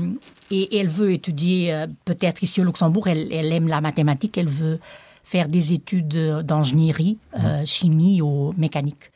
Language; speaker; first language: French; non-native, learner; Portuguese